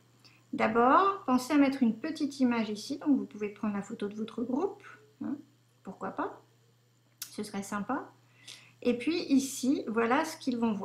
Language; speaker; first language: French; native; French